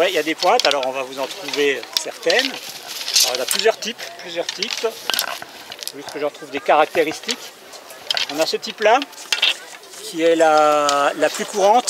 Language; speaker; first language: French; native; French